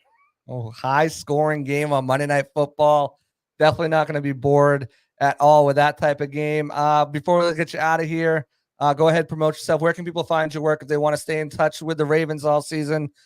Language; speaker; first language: English; native; English